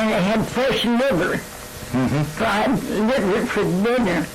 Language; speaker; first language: English; native; English